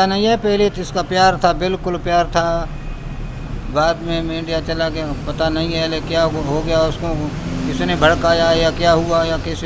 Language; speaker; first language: Hindi; non-native, learner; Baluchi